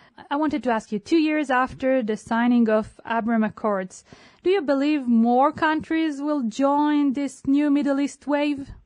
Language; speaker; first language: English; non-native, fluent; Hebrew